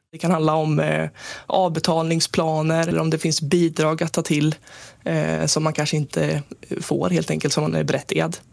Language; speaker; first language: Swedish; native; Swedish